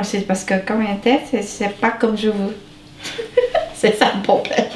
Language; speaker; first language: French; non-native, learner; Vietnamese